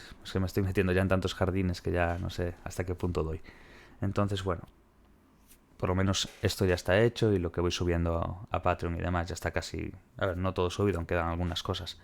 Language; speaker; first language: Spanish; native; Spanish